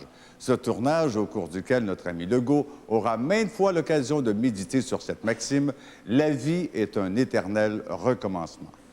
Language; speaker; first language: French; native; French